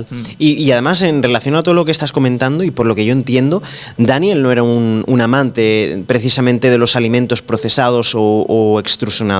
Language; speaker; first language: Spanish; native; Spanish